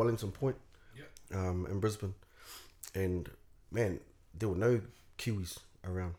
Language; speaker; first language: English; native; English